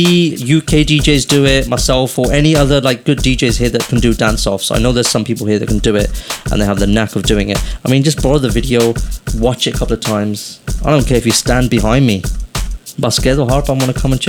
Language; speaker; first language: English; native; English